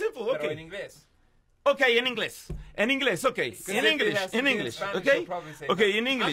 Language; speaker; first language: English; non-native, fluent; Spanish